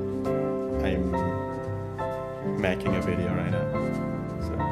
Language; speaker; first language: English; non-native, fluent; Indonesian